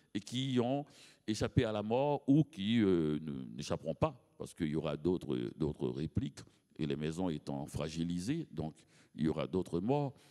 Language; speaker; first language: French; native; French